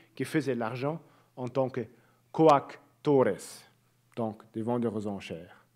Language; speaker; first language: French; native; French